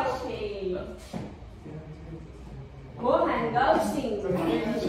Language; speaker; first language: Chinese; non-native, learner; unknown